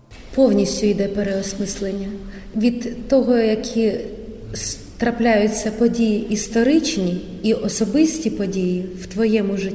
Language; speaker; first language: Ukrainian; native; Ukrainian